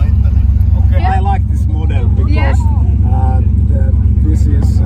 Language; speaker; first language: English; non-native, learner; Finnish